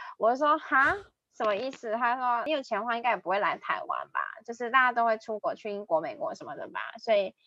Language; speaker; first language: Chinese; native; Chinese